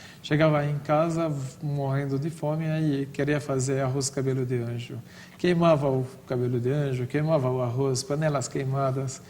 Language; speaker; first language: Portuguese; non-native, fluent; Arabic